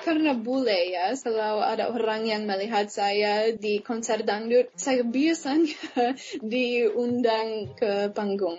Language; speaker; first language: Indonesian; non-native, fluent; English